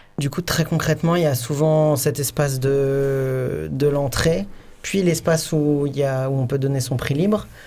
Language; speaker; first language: French; native; French